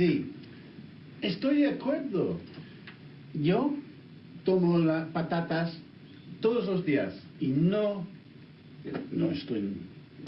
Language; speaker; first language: Spanish; non-native, learner; English